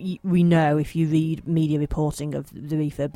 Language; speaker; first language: English; native; English